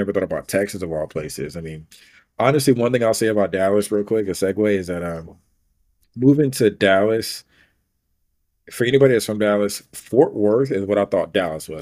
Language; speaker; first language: English; native; English